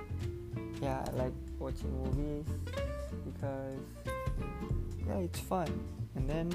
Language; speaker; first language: English; non-native, learner; Indonesian